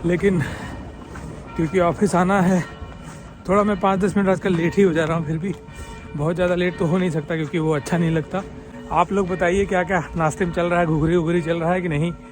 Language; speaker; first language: Hindi; native; Hindi